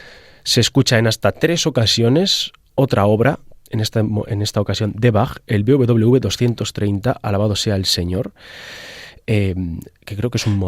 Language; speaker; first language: Spanish; native; Spanish